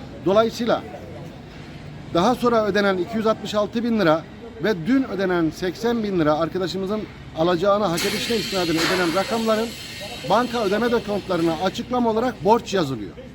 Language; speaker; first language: Turkish; native; Turkish